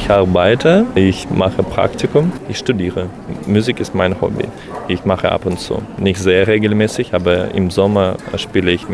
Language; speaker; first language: German; non-native, learner; Russian